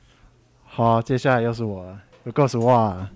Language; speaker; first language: Chinese; native; Chinese